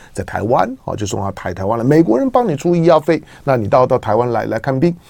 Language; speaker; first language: Chinese; native; Chinese